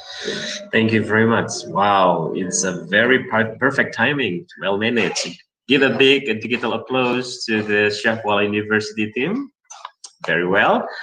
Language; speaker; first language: English; non-native, fluent; Indonesian